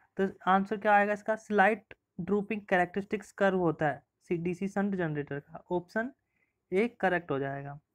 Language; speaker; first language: Hindi; native; Hindi